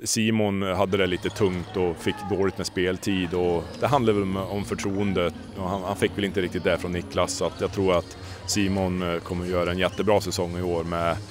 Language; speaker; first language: Swedish; native; Swedish